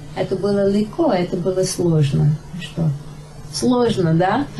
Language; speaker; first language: Russian; non-native, learner; English